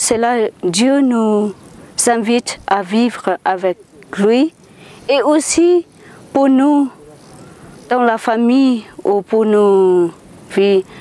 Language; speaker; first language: French; non-native, fluent; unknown